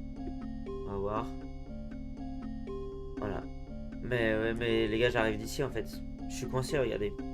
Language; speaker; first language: French; native; French